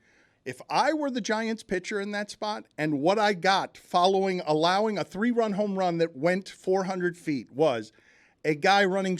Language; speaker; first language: English; native; English